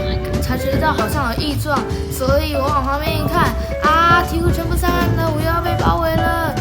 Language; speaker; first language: Chinese; native; Chinese